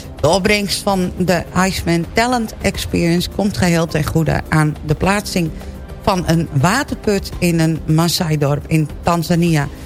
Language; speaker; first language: Dutch; native; Dutch